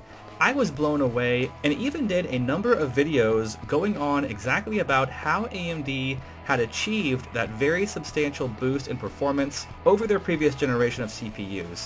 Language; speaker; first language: English; native; English